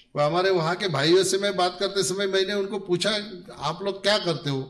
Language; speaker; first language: Hindi; non-native, local second language; Marathi